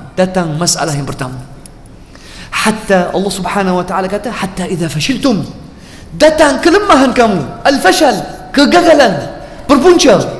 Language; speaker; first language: Malay; non-native, fluent; Arabic